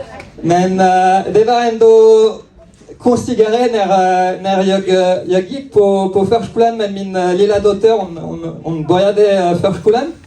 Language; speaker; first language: Swedish; non-native, learner; French